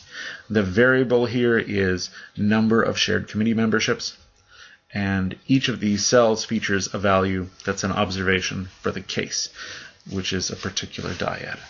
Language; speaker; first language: English; native; English